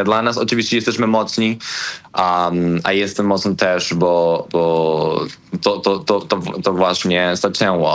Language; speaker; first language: Polish; non-native, learner; Spanish